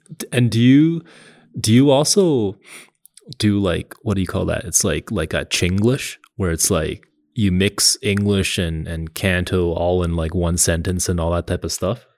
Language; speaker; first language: English; early bilingual, other home language; Cantonese